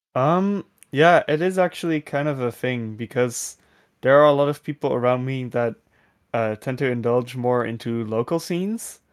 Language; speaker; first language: English; non-native, fluent; Dutch